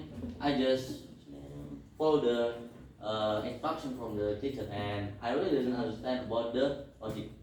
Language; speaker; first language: English; non-native, learner; Indonesian